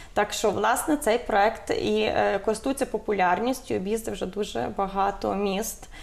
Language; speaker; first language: Ukrainian; native; Ukrainian